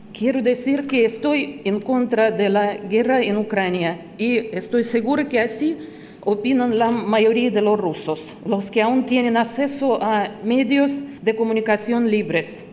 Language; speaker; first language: Spanish; non-native, fluent; Russian